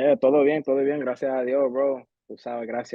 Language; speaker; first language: Spanish; early bilingual, heritage; Spanish